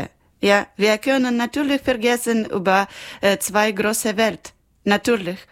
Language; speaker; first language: German; non-native, learner; Ukrainian